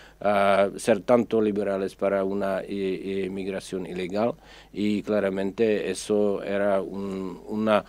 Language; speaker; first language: Spanish; non-native, fluent; Czech